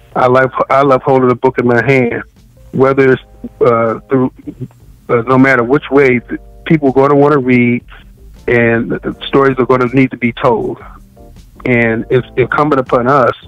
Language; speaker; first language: English; native; English